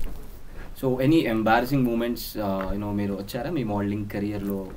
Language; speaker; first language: Telugu; native; Telugu